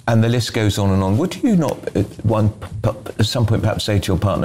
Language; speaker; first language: English; native; English